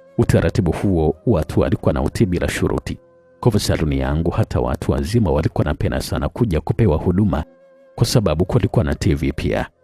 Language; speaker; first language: Swahili; native; Swahili